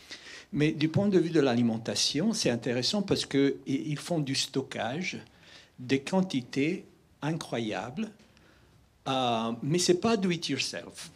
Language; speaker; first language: French; non-native, fluent; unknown